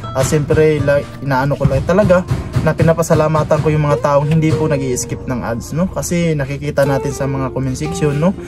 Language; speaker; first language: Filipino; non-native, local second language; Cebuano